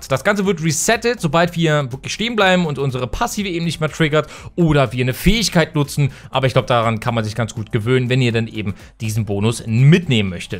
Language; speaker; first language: German; native; German